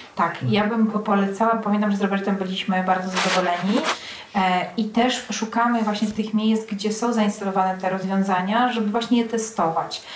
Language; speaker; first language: Polish; native; Polish